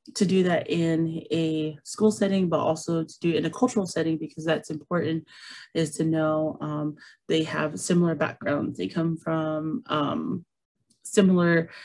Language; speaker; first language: English; native; English